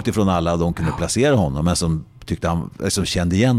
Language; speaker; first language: Swedish; native; Swedish